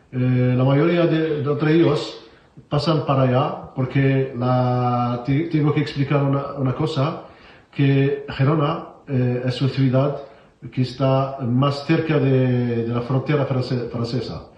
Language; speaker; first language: Spanish; non-native, fluent; Arabic